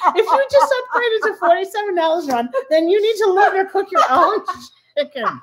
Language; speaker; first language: English; native; English